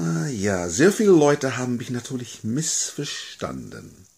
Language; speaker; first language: German; non-native, fluent; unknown